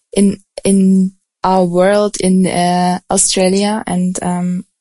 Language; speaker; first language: English; non-native, fluent; Russian